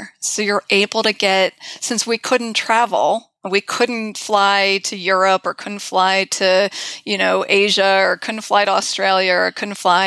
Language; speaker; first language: English; native; English